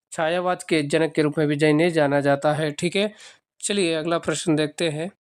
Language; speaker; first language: Hindi; non-native, local second language; Telugu